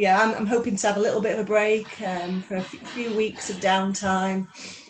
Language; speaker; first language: English; native; English